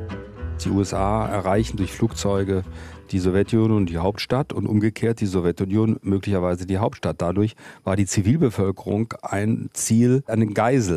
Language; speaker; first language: German; native; German